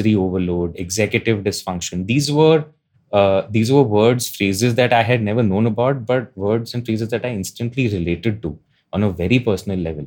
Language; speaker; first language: English; non-native, local second language; Hindi